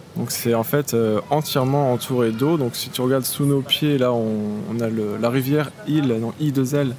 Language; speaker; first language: French; native; French